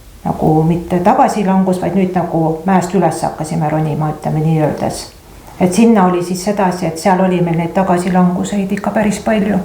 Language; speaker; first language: Estonian; native; Estonian